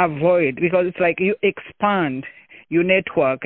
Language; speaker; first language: English; non-native, local second language; Kinyarwanda